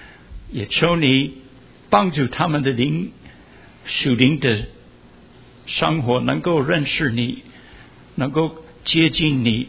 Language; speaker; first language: Chinese; early bilingual, heritage; Chinese